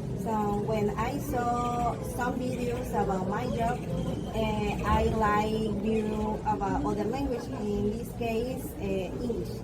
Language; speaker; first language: English; non-native, learner; Spanish